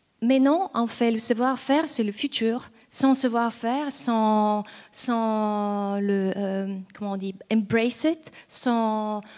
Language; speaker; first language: French; non-native, fluent; Bulgarian